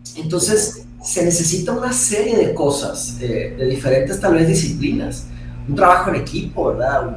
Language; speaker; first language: Spanish; early bilingual, other home language; Portuguese